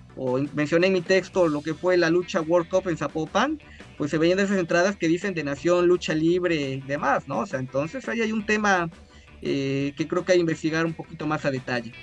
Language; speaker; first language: Spanish; native; Spanish